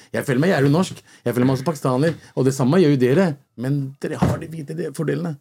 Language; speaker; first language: Norwegian; early bilingual, other home language; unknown